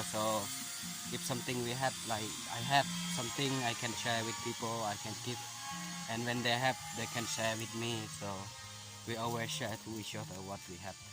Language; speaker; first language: English; non-native, learner; Lao